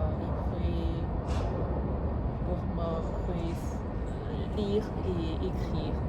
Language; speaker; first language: French; non-native, learner; English